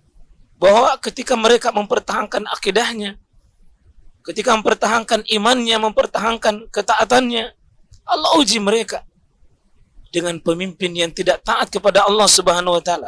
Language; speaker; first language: Indonesian; native; Indonesian